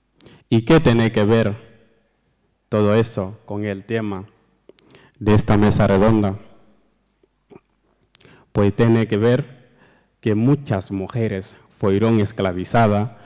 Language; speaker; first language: Spanish; non-native, learner; Fula